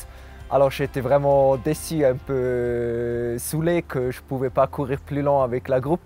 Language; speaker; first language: French; non-native, local second language; German